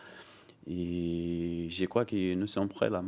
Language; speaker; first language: French; non-native, learner; Portuguese